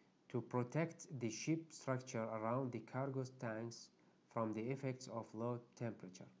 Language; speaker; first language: English; non-native, fluent; Arabic